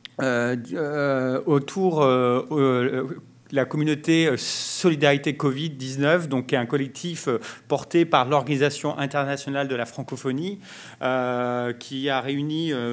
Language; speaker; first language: French; native; French